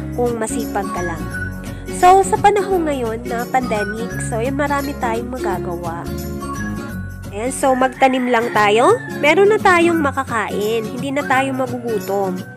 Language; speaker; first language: Filipino; non-native, local second language; Masbatenyo